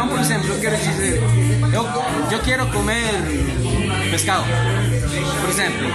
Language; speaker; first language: Portuguese; non-native, learner; Spanish